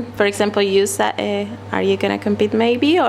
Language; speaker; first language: English; non-native, fluent; Spanish